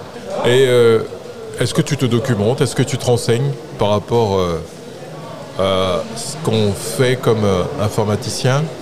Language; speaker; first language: French; native; French